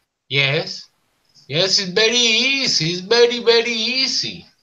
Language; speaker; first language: English; non-native, learner; Spanish